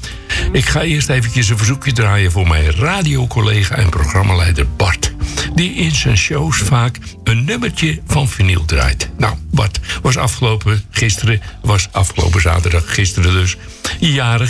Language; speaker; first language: Dutch; native; Dutch